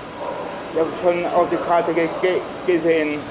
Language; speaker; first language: German; non-native, learner; Russian